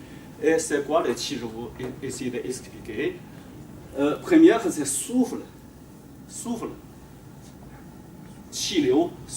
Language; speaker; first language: French; non-native, fluent; Chinese